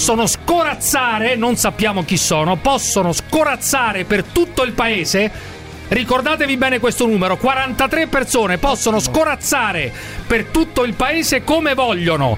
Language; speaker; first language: Italian; native; Italian